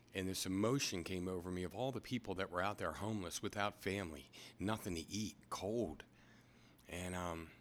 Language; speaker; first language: English; native; English